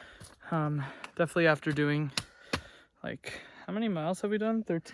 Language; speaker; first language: English; native; English